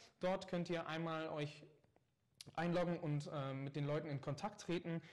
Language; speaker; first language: German; native; German